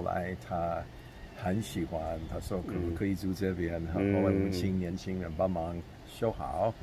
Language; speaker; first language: Chinese; non-native, fluent; English